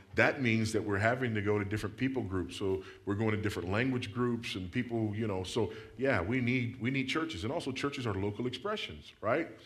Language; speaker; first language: English; native; English